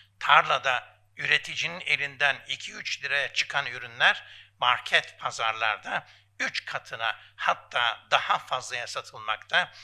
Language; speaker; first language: Turkish; native; Turkish